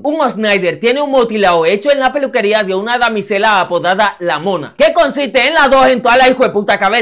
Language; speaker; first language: Spanish; native; Spanish